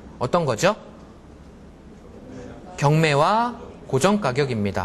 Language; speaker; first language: Korean; native; Korean